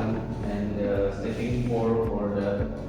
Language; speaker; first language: English; non-native, learner; Indonesian